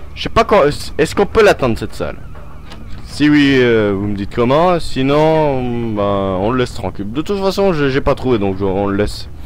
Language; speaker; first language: French; native; French